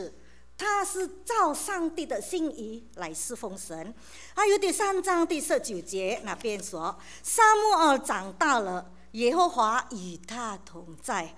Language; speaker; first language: Chinese; native; Chinese